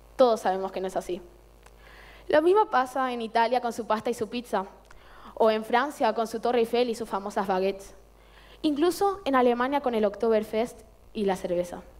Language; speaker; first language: Spanish; native; Spanish